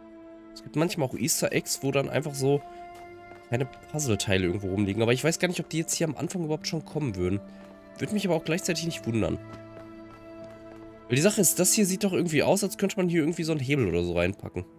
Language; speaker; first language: German; native; German